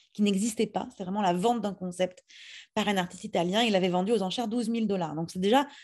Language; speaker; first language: French; native; French